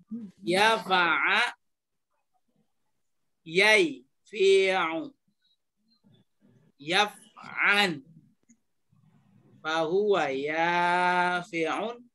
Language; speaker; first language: Arabic; non-native, fluent; Indonesian